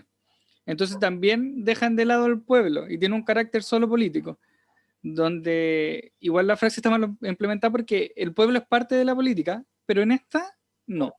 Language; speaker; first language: Spanish; native; Spanish